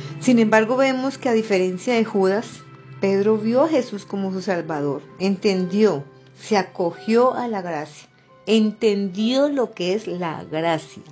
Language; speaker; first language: Spanish; native; Spanish